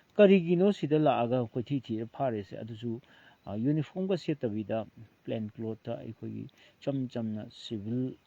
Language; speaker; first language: Manipuri; non-native, local second language; Thado Chin